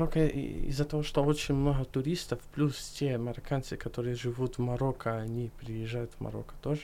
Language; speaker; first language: Russian; non-native, fluent; Arabic